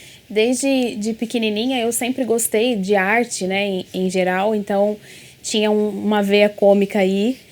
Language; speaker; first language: Portuguese; native; Portuguese